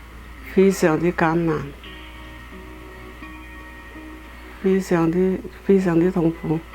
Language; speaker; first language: Cantonese; early bilingual, heritage; Cantonese